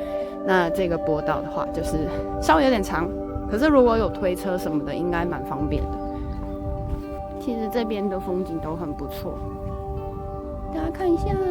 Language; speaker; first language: Chinese; native; Chinese